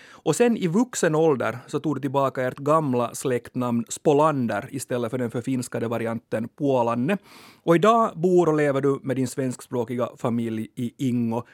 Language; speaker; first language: Swedish; native; Swedish